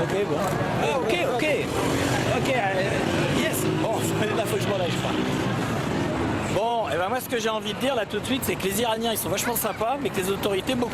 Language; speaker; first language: French; native; French